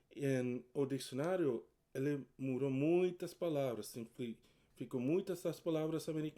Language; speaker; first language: Portuguese; non-native, learner; English